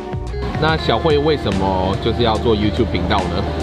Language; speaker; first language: Chinese; native; Chinese